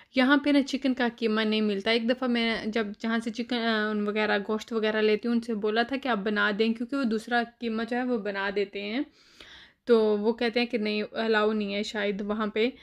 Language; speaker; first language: Urdu; native; Urdu